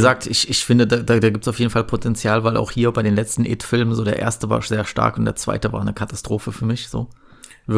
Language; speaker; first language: German; native; German